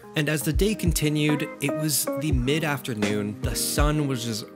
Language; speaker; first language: English; native; English